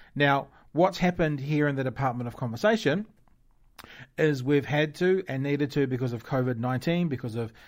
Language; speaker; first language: English; native; English